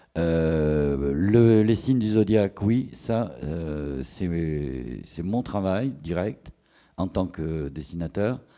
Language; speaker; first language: French; native; French